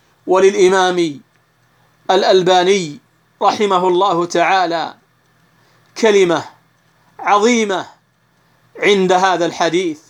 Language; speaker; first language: Arabic; native; Arabic